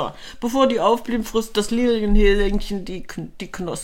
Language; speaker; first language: German; native; German